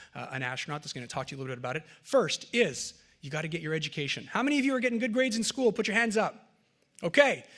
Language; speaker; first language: English; early bilingual, other home language; French